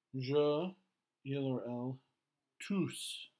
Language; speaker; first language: French; non-native, fluent; English